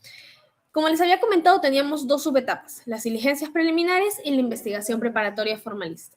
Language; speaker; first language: Spanish; native; Spanish